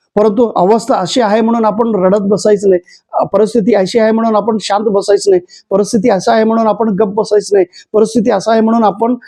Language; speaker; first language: Marathi; non-native, local second language; Kannada